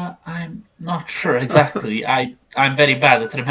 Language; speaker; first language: English; non-native, fluent; Serbian